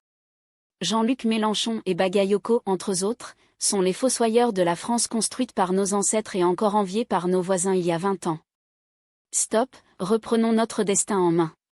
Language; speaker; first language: French; native; French